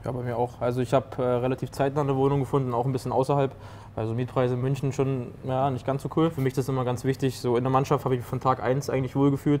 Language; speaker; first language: German; native; German